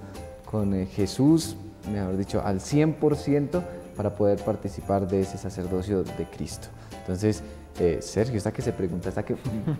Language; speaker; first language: Spanish; native; Spanish